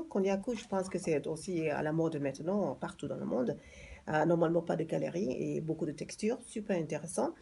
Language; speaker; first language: French; non-native, fluent; English